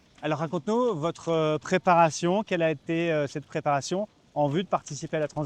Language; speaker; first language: French; native; French